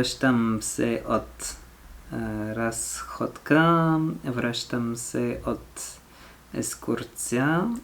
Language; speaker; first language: Bulgarian; non-native, learner; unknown